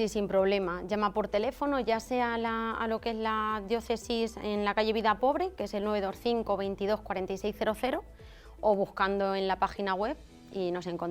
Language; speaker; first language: Spanish; native; Spanish